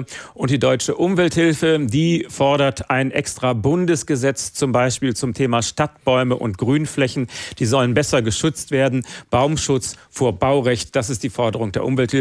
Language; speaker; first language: German; native; German